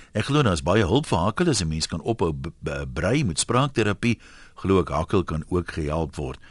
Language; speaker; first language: Afrikaans; native; Afrikaans